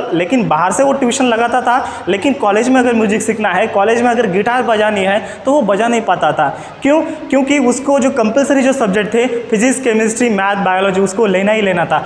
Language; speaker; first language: Hindi; non-native, local second language; Marathi